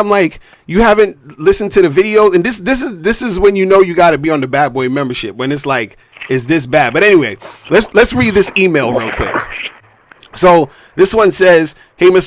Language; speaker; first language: English; native; English